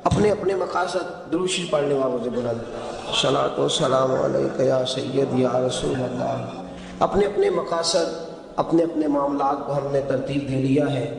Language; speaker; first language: Urdu; non-native, local second language; Punjabi